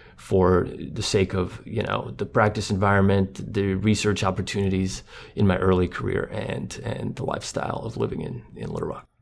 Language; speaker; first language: English; non-native, fluent; Croatian